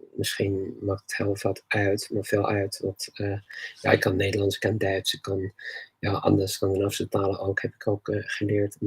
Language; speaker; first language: Dutch; non-native, learner; English